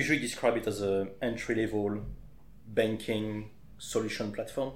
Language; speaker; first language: English; non-native, fluent; French